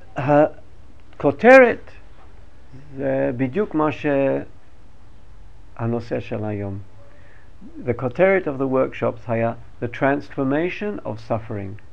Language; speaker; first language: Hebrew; non-native, learner; English